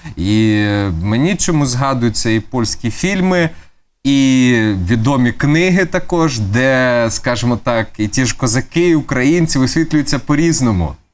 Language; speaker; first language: Ukrainian; native; Ukrainian